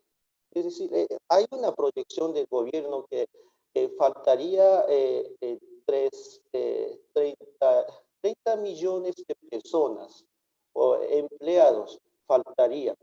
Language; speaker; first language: Spanish; non-native, fluent; Japanese